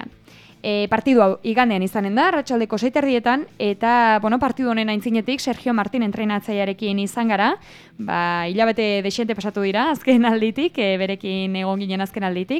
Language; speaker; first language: Basque; native; Basque